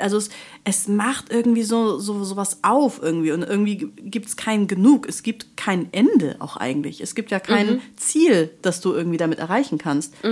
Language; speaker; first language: German; native; German